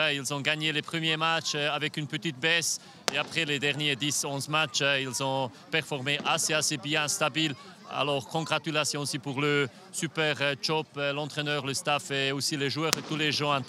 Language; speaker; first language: French; non-native, local second language; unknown